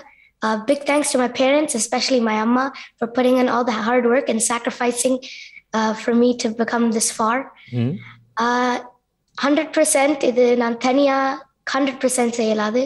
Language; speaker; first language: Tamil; early bilingual, heritage; Tamil